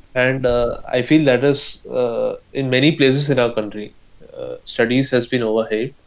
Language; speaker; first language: English; non-native, local second language; Malayalam